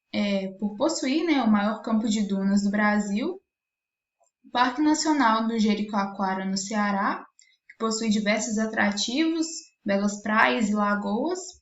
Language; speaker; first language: Portuguese; native; Portuguese